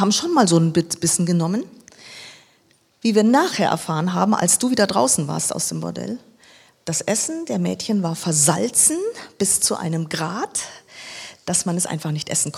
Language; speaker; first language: German; native; German